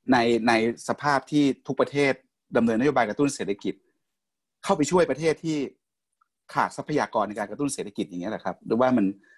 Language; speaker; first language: Thai; native; Thai